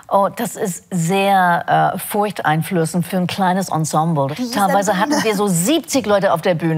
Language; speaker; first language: German; non-native, fluent; English